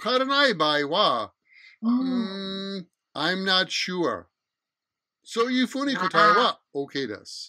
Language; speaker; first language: Japanese; non-native, fluent; English